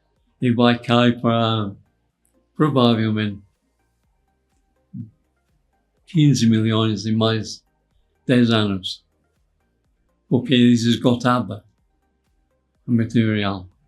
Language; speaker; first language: Portuguese; non-native, fluent; English